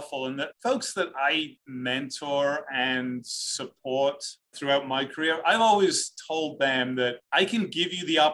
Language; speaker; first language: English; native; English